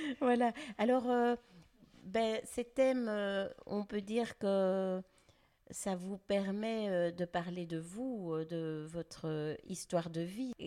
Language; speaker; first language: French; native; French